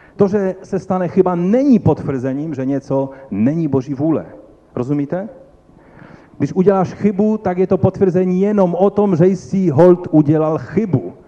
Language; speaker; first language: Czech; non-native, local second language; Polish